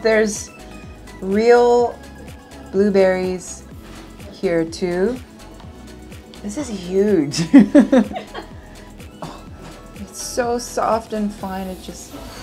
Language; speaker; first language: English; early bilingual, other home language; Japanese